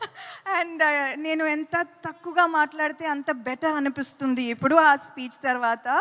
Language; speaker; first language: Telugu; non-native, fluent; Tamil